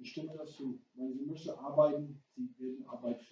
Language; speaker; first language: German; non-native, fluent; English